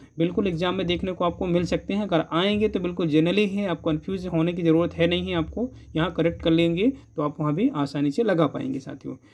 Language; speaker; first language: Hindi; native; Hindi